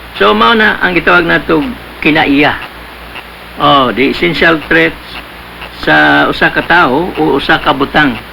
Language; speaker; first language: Cebuano; native; Cebuano